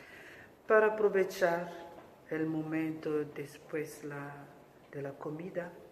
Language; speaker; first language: Spanish; non-native, learner; Malagasy